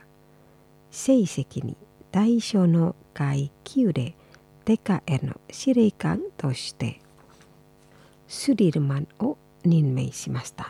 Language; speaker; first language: Japanese; non-native, fluent; Indonesian